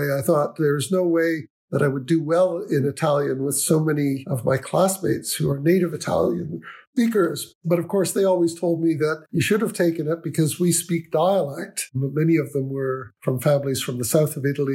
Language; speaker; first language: English; native; English